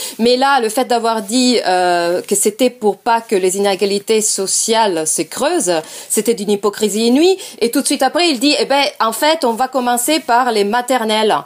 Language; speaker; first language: French; non-native, fluent; Italian